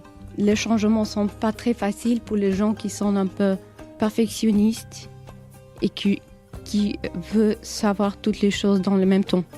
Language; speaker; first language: French; non-native, learner; Albanian